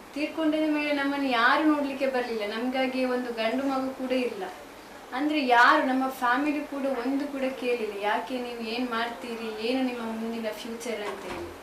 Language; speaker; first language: Kannada; non-native, local second language; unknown